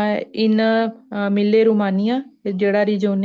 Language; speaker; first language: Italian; non-native, learner; Punjabi